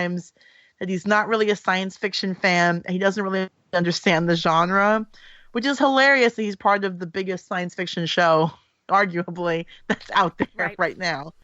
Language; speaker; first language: English; native; English